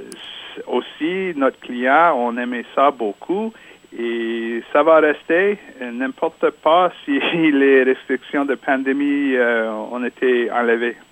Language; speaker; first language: French; non-native, local second language; English